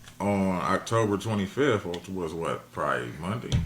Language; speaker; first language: English; native; English